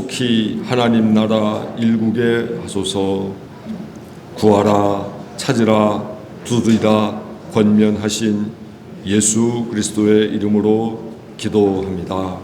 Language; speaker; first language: Korean; native; Korean